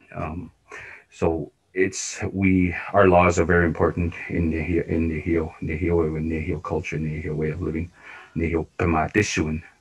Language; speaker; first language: English; non-native, fluent; Cree